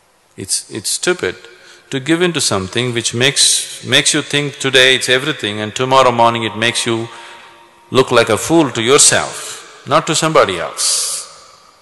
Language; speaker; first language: English; non-native, local second language; Kannada